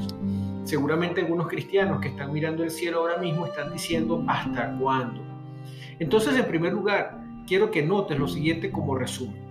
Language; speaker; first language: Spanish; native; Spanish